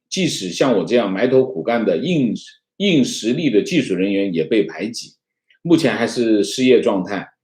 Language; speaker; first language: Chinese; native; Chinese